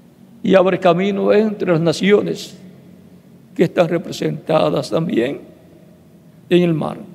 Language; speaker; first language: Spanish; native; Spanish